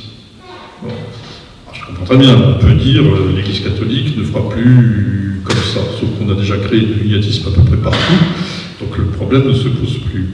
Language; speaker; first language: French; native; French